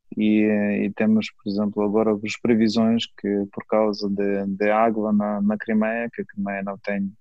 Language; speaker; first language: Portuguese; non-native, fluent; Ukrainian